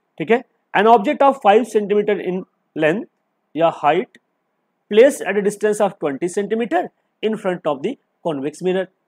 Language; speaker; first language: Hindi; native; Hindi